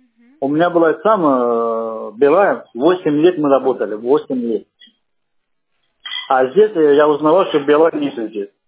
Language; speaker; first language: Russian; non-native, fluent; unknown